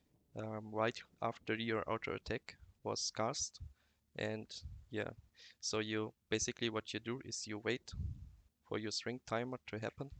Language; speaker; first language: English; non-native, fluent; German